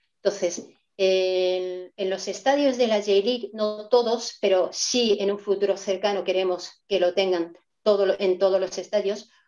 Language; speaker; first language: Spanish; non-native, fluent; Japanese